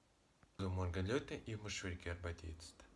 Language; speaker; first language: German; non-native, learner; Russian